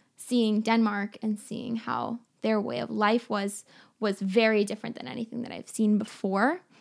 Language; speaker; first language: English; native; English